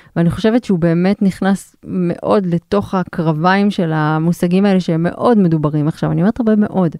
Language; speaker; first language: Hebrew; native; Hebrew